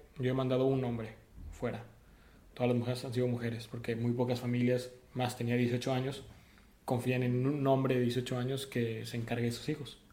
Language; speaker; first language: Spanish; native; Spanish